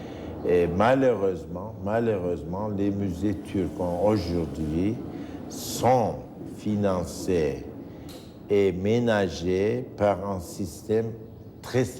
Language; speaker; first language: French; non-native, fluent; Turkish